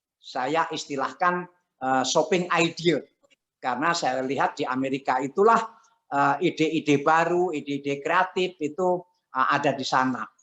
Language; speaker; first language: Indonesian; non-native, local second language; Javanese